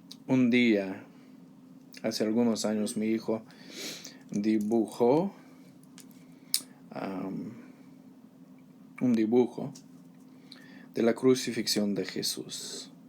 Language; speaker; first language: Spanish; non-native, learner; English